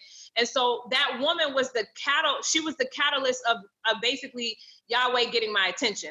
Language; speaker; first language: English; native; English